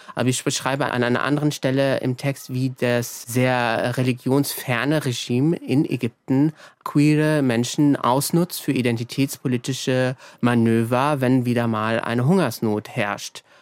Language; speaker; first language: German; early bilingual, other home language; Arabic